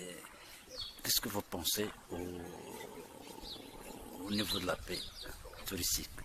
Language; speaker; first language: French; non-native, local second language; Arabic